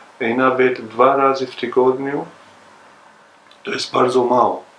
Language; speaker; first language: Polish; non-native, learner; Arabic